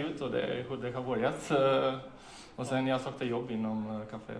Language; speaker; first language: Swedish; non-native, learner; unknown